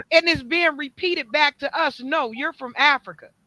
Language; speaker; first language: English; native; English